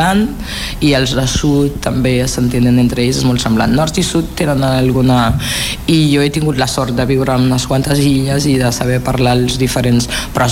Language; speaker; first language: Catalan; non-native, fluent; Kabuverdianu